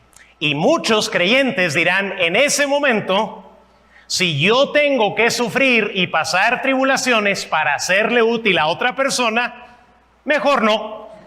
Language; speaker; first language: Spanish; non-native, fluent; English